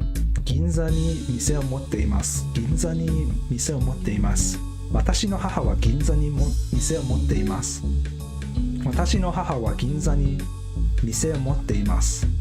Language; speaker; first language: Japanese; non-native, learner; Cantonese